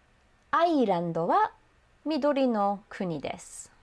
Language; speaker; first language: Japanese; non-native, fluent; English